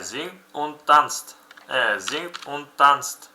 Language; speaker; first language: German; non-native, fluent; Uzbek